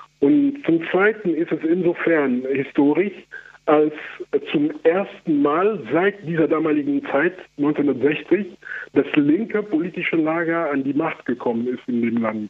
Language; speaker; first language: German; non-native, fluent; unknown